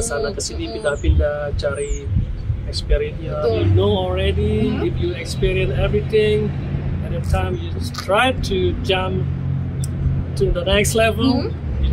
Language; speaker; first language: English; non-native, learner; Indonesian